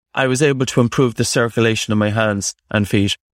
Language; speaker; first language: English; native; English